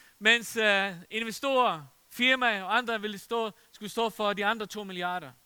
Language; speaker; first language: Danish; non-native, fluent; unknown